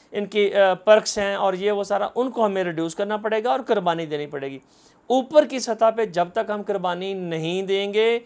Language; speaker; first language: Urdu; non-native, local second language; Punjabi